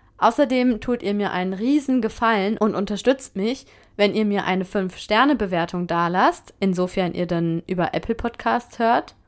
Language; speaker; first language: German; native; German